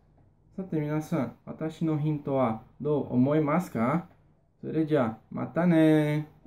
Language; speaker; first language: Japanese; non-native, learner; Portuguese